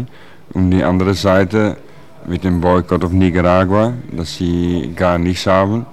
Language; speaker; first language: German; non-native, learner; Dutch